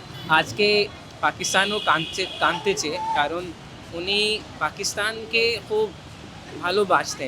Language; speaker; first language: Bangla; non-native, fluent; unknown